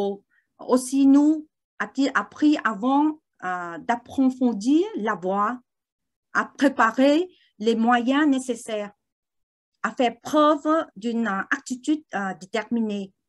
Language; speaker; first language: French; non-native, learner; Vietnamese